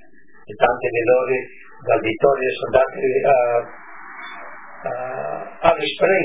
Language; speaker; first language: Italian; non-native, local second language; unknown